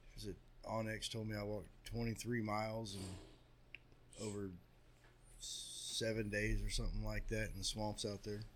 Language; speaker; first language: English; native; English